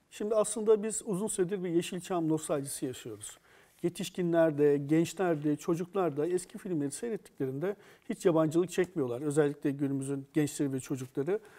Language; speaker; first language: Turkish; native; Turkish